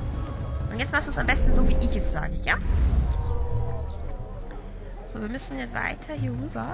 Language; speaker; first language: German; native; German